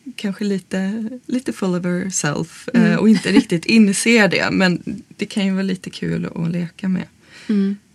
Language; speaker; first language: Swedish; native; Swedish